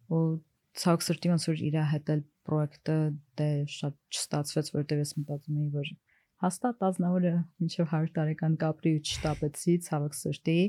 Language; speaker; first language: Armenian; early bilingual, heritage; Armenian